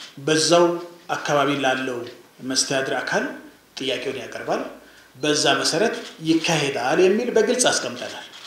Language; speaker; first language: Amharic; non-native, local second language; Wolaytta